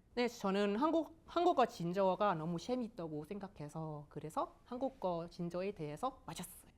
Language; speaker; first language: Korean; non-native, fluent; Thai